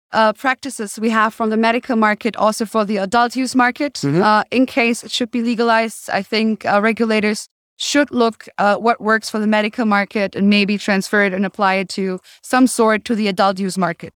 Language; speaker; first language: English; non-native, fluent; German